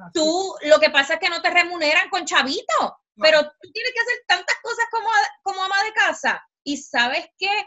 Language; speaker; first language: Spanish; native; Spanish